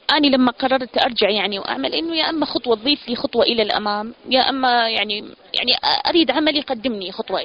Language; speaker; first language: Arabic; native; Arabic